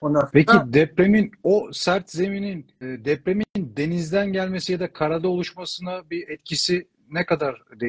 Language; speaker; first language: Turkish; native; Turkish